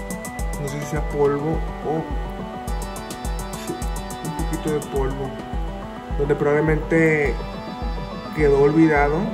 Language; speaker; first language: Spanish; native; Spanish